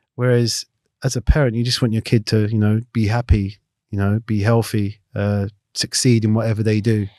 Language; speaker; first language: English; native; English